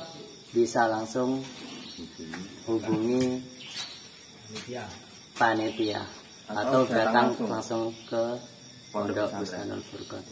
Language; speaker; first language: Indonesian; non-native, local second language; Javanese